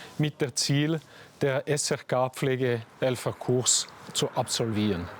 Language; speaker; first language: German; non-native, local second language; French